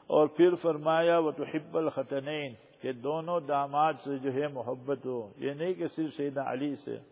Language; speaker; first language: Urdu; non-native, local second language; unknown